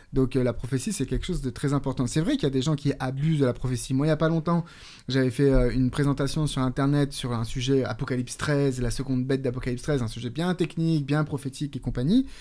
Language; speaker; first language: French; native; French